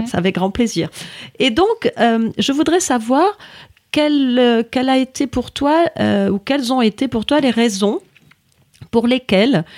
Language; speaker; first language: French; native; French